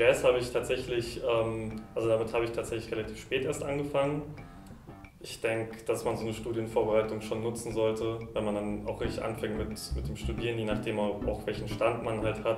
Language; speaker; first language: German; native; German